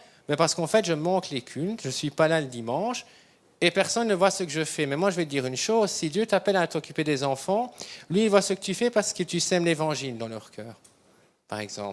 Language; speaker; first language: French; native; French